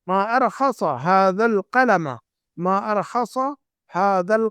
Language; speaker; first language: Arabic; non-native, fluent; Urdu